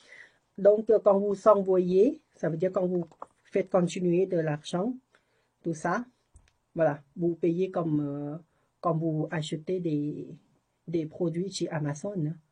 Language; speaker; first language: French; non-native, learner; Thai